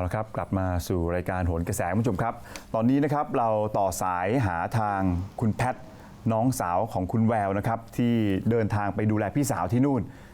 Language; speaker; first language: Thai; native; Thai